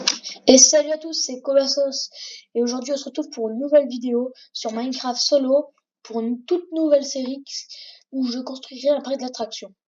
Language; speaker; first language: French; native; French